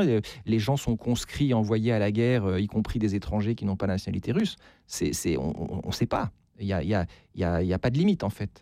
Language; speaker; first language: French; native; French